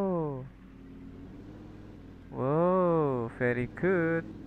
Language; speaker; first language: English; non-native, learner; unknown